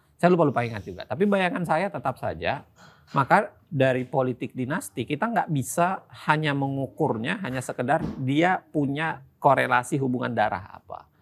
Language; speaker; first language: Indonesian; native; Indonesian